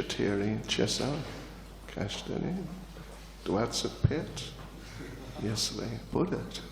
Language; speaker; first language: Russian; non-native, learner; English